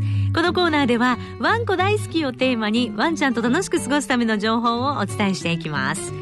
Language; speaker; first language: Japanese; native; Japanese